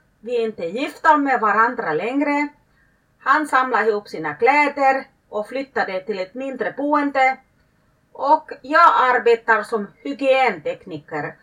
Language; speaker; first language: Swedish; early bilingual, other home language; Finnish